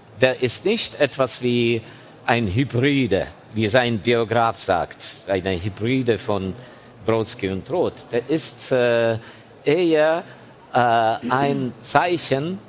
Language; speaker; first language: German; non-native, fluent; Ukrainian